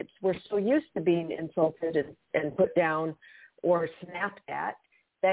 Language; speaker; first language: English; native; English